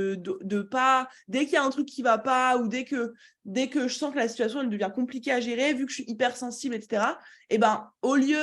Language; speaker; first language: French; native; French